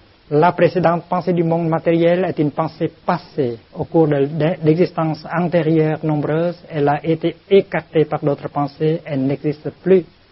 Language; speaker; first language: French; non-native, fluent; Vietnamese